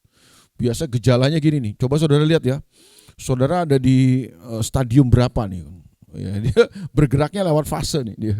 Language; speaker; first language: Indonesian; native; Indonesian